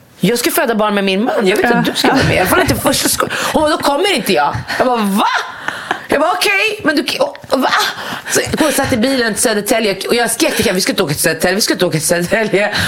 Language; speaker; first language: Swedish; early bilingual, other home language; Arabic